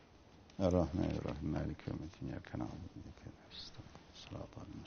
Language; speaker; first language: Turkish; native; Turkish